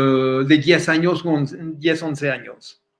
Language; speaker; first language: Spanish; non-native, fluent; French